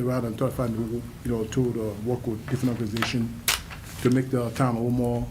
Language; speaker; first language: English; early bilingual, other home language; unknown